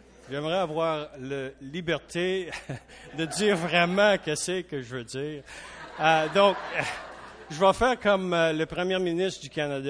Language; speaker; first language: French; non-native, local second language; English